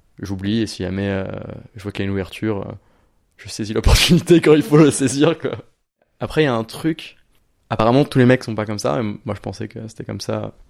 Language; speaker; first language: French; native; French